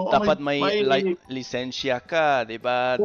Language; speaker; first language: Filipino; non-native, fluent; English